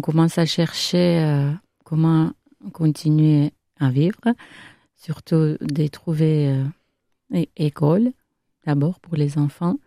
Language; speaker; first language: French; non-native, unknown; Armenian